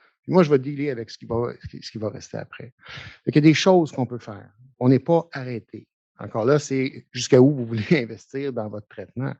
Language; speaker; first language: French; native; French